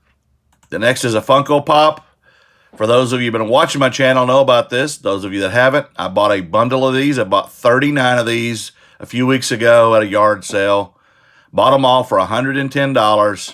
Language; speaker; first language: English; native; English